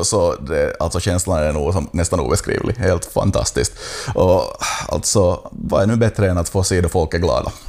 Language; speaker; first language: Swedish; native; Swedish